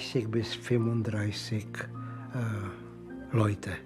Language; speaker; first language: German; non-native, fluent; Czech